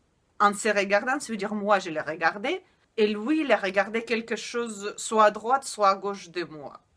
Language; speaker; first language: French; non-native, fluent; Russian